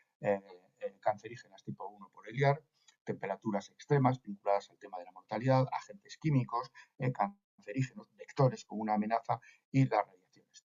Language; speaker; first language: Spanish; native; Spanish